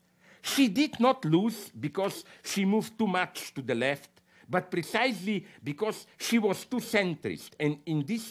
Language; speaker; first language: English; non-native, fluent; Slovenian